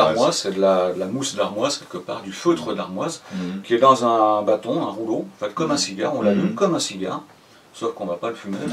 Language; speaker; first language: French; native; French